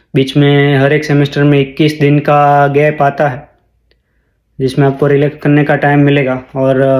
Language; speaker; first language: Hindi; non-native, local second language; Gujarati